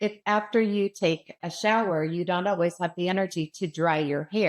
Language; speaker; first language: English; native; English